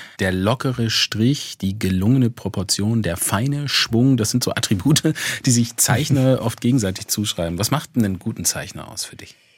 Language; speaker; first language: German; native; German